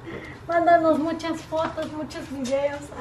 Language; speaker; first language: Spanish; native; Spanish